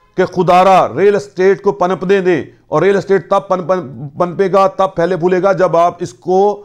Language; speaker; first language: Urdu; non-native, local second language; Punjabi